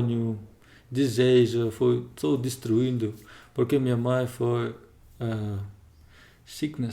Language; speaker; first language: Portuguese; non-native, learner; Russian